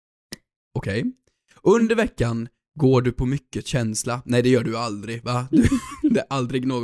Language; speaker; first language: Swedish; native; Swedish